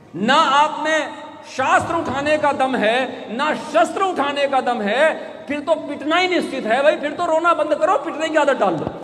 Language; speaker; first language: Hindi; native; Hindi